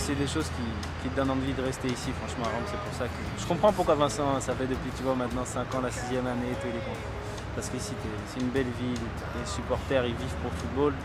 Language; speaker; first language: French; native; French